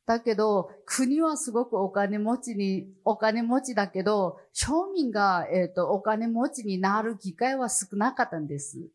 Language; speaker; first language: Japanese; non-native, fluent; Chinese